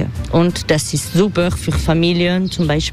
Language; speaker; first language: German; non-native, fluent; French